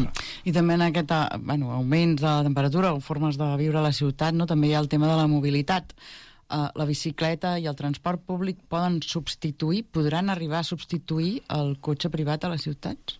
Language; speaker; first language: Catalan; native; Catalan